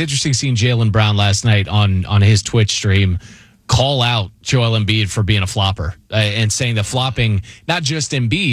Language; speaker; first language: English; native; English